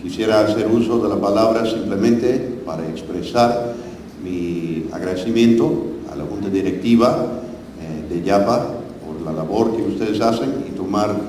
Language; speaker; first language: Spanish; non-native, fluent; English